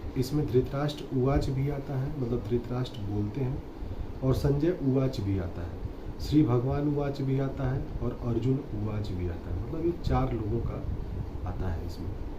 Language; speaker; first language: Hindi; native; Hindi